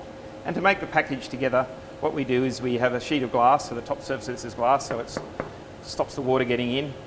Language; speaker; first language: English; native; English